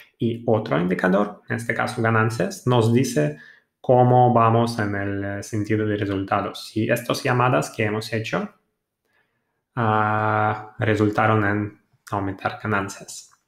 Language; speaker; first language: Spanish; non-native, fluent; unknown